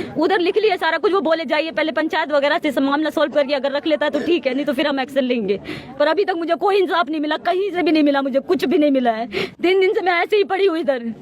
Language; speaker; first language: Hindi; native; Hindi